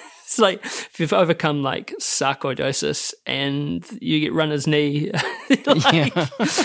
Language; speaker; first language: English; native; English